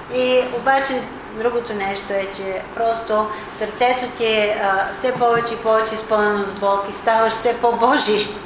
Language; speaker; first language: Bulgarian; non-native, fluent; English